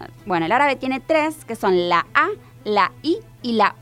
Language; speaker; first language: Spanish; native; Spanish